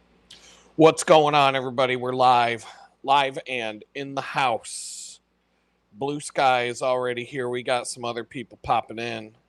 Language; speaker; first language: English; native; English